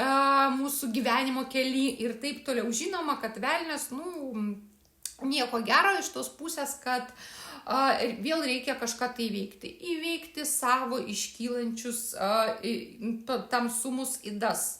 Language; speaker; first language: Lithuanian; native; Lithuanian